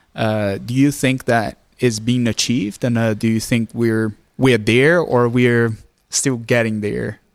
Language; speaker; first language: English; non-native, fluent; Portuguese